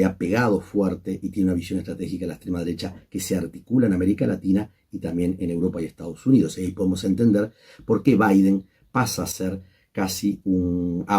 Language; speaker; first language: Spanish; native; Spanish